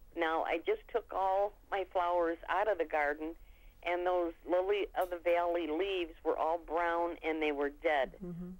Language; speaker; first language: English; native; English